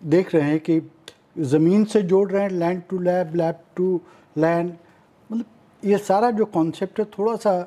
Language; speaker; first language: Hindi; native; Hindi